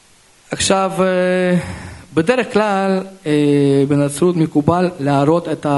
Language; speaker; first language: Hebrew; non-native, local second language; Russian